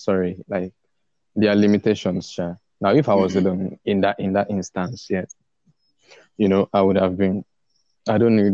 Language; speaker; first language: English; non-native, local second language; Yoruba